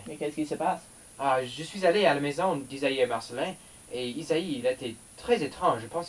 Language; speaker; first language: French; non-native, learner; English